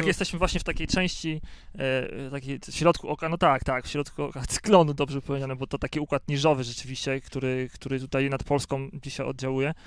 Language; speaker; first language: Polish; native; Polish